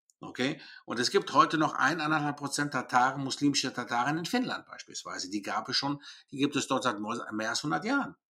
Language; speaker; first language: German; early bilingual, other home language; Greek